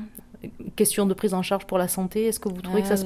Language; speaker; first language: French; native; French